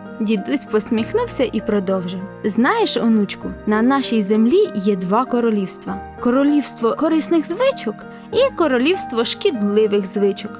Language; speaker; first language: Ukrainian; native; Ukrainian